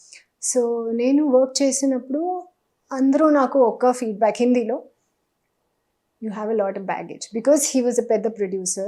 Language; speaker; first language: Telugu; non-native, learner; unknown